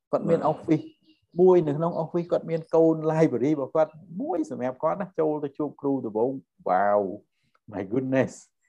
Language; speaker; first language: Khmer; native; Khmer